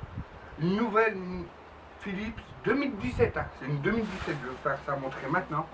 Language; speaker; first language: French; native; French